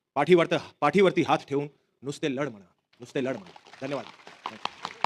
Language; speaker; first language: Hindi; native; Hindi